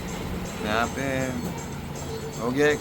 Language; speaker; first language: Hindi; non-native, local second language; Bangla